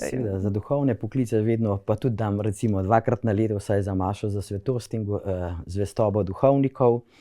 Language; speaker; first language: Slovenian; native; Slovenian